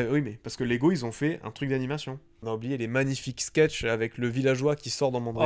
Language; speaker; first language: French; native; French